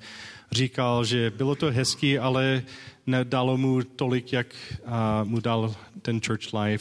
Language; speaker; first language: Czech; non-native, learner; English